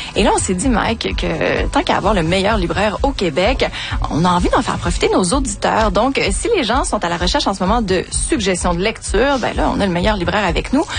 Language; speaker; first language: French; native; French